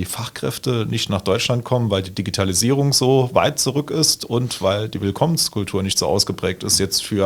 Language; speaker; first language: German; native; German